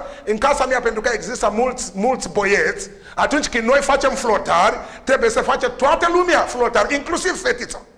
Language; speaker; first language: Romanian; non-native, learner; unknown